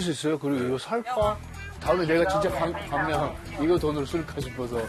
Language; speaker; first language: Korean; early bilingual, heritage; Korean